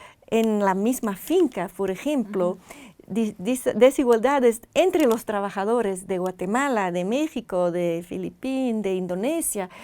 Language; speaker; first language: Spanish; non-native, fluent; French